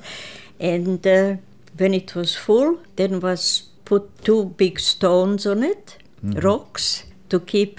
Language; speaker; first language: English; non-native, fluent; Croatian